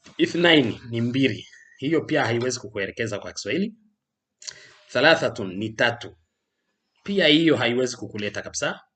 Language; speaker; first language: Swahili; non-native, local second language; Rundi